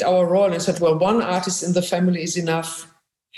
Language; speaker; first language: English; non-native, fluent; German